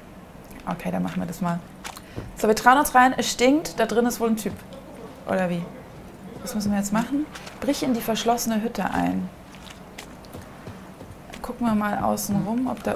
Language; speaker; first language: German; native; German